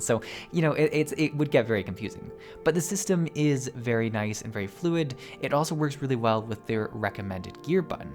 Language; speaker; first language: English; native; English